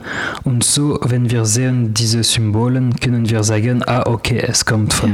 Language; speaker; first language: German; non-native, learner; French